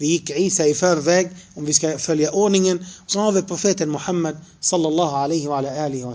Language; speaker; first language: Swedish; non-native, fluent; Arabic